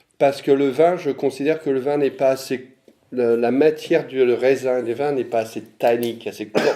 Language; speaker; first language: French; native; French